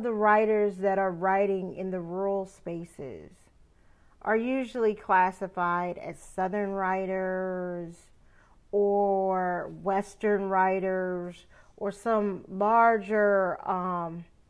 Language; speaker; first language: English; native; English